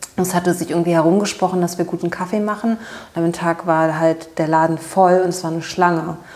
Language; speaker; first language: German; native; German